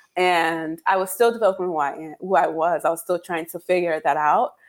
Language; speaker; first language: English; non-native, local second language; Yoruba